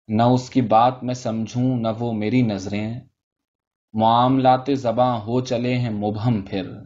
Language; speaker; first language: Urdu; native; Urdu